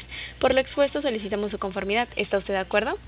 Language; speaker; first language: Spanish; native; Spanish